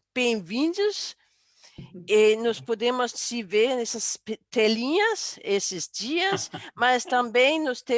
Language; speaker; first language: Portuguese; non-native, fluent; Danish